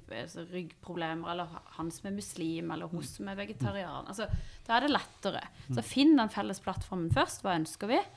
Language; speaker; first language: Norwegian; non-native, fluent; Persian